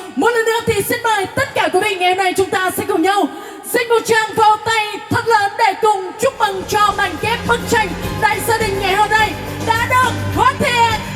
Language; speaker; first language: Vietnamese; non-native, local second language; Jarai